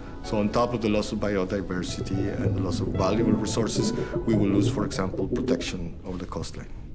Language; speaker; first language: English; non-native, fluent; Spanish